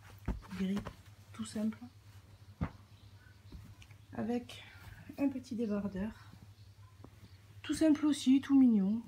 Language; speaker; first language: French; native; French